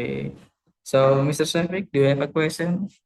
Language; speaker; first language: English; non-native, learner; Indonesian